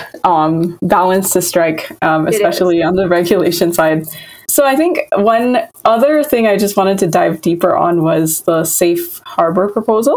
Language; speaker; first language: English; non-native, local second language; Filipino